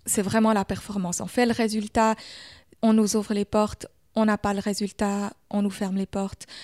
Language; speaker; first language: French; early bilingual, other home language; German